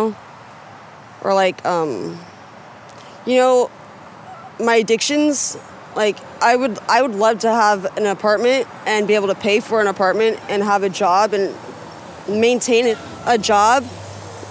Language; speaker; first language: English; native; English